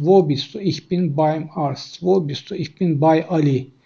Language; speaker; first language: German; non-native, fluent; Turkish